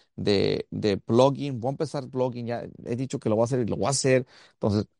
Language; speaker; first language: Spanish; early bilingual, heritage; Spanish